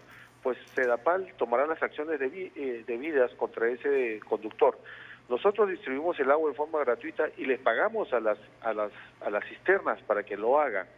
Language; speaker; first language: Spanish; native; Spanish